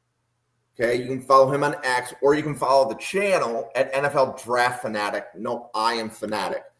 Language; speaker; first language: English; native; English